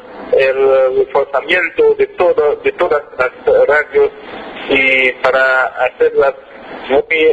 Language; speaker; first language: Spanish; non-native, fluent; French